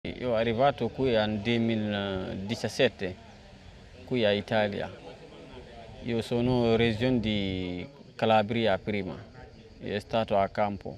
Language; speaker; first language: Italian; non-native, learner; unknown